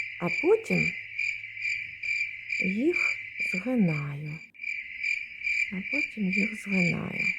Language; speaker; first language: Ukrainian; native; Ukrainian